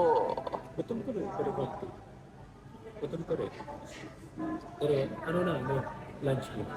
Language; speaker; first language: Filipino; non-native, learner; Punjabi